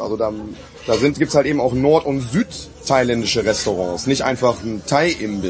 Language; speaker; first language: German; native; German